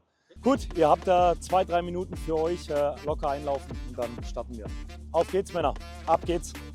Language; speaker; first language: German; native; German